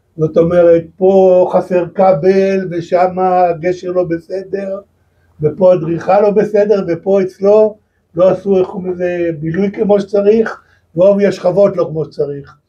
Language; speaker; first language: Hebrew; native; Hebrew